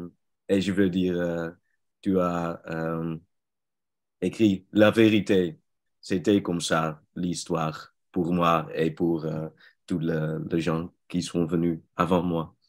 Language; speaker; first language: French; non-native, learner; Dutch